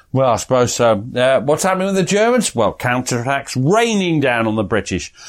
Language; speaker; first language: English; native; English